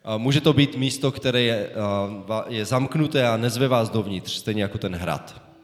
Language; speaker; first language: Czech; native; Czech